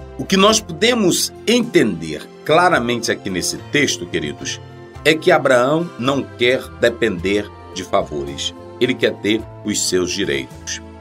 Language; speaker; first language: Portuguese; native; Portuguese